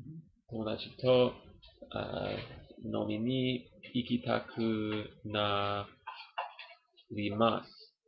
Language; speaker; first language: Japanese; non-native, learner; English